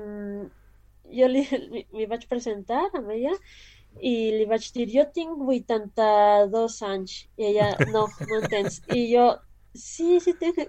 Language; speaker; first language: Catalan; non-native, learner; Spanish